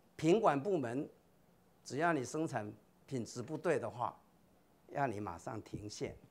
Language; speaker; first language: Chinese; native; Chinese